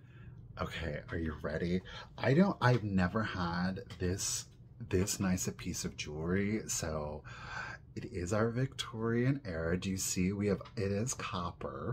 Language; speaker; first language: English; native; English